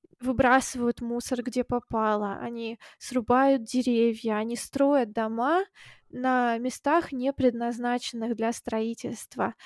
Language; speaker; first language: Russian; native; Russian